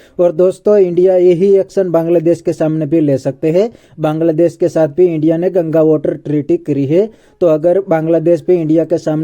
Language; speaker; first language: Hindi; native; Hindi